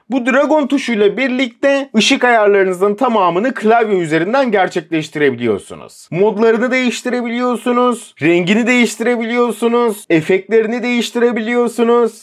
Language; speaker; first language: Turkish; native; Turkish